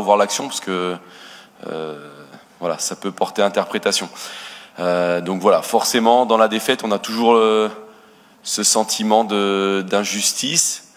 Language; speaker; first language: French; native; French